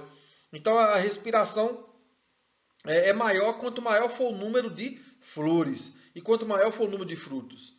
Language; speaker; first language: Portuguese; native; Portuguese